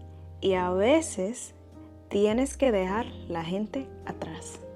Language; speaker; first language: Spanish; non-native, fluent; English